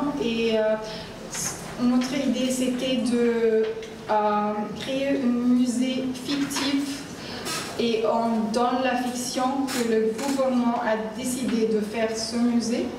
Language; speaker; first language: French; non-native, learner; Arabic